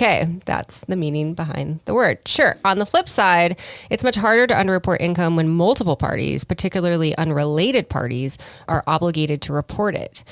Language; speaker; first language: English; native; English